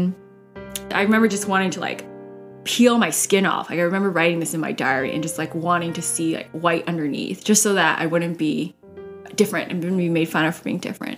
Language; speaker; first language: English; early bilingual, other home language; Cantonese